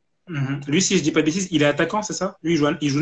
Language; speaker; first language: French; native; French